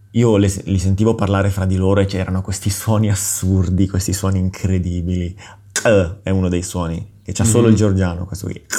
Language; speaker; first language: Italian; native; Italian